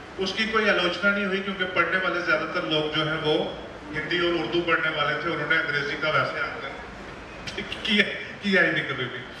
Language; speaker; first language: Hindi; non-native, local second language; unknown